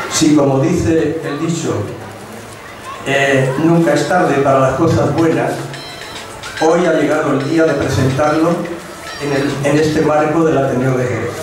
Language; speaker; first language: Spanish; native; Spanish